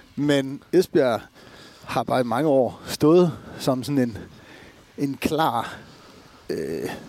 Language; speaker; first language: Danish; native; Danish